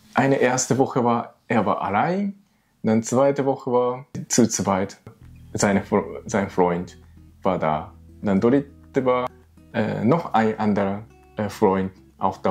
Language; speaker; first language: German; non-native, learner; Japanese